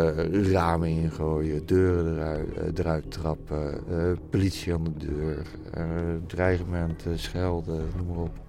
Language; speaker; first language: Dutch; native; Dutch